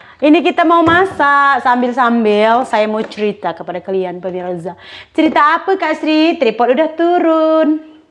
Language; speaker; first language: Indonesian; native; Indonesian